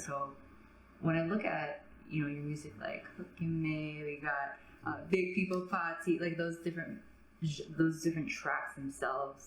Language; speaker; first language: English; native; English